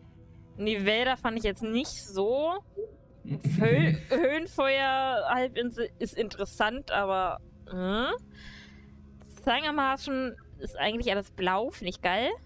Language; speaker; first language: German; native; German